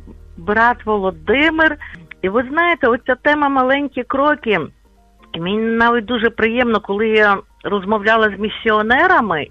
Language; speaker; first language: Ukrainian; native; Ukrainian